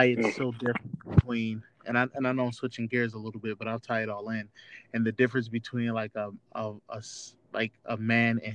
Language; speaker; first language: English; native; English